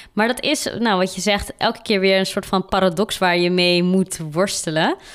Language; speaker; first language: Dutch; early bilingual, other home language; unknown